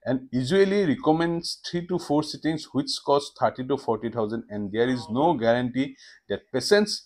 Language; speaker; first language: English; non-native, local second language; Assamese